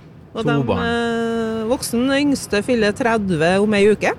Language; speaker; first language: Norwegian; native; Norwegian